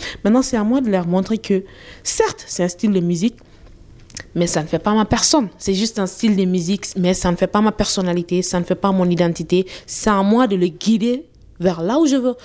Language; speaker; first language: French; non-native, local second language; Bambara